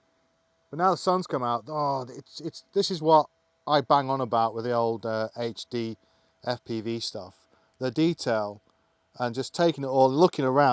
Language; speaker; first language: English; native; English